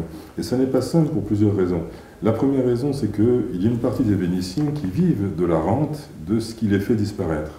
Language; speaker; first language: French; native; French